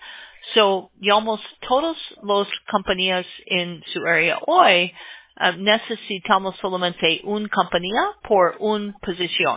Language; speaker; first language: Spanish; non-native, learner; English